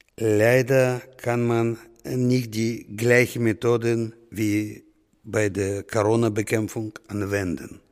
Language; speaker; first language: German; non-native, fluent; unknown